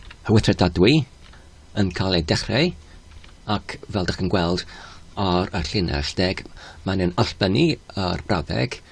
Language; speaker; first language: Welsh; non-native, fluent; English